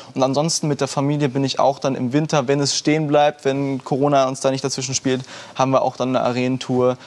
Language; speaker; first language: German; early bilingual, heritage; German